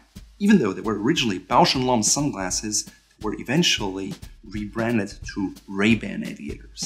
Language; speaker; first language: English; non-native, fluent; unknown